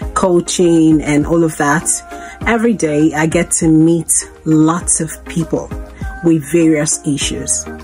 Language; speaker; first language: English; non-native, local second language; Igbo